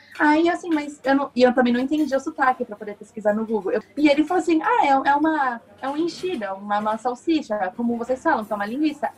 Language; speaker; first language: Portuguese; native; Portuguese